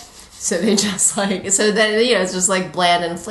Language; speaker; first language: English; native; English